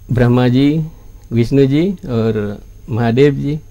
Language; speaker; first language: Hindi; non-native, fluent; Indonesian